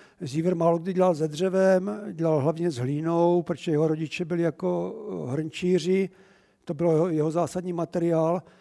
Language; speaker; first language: Czech; native; Czech